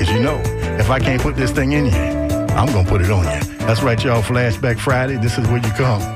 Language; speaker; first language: English; native; English